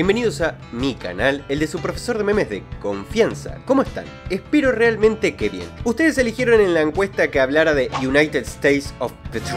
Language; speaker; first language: Spanish; native; Spanish